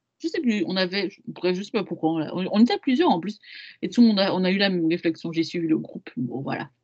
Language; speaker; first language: French; native; French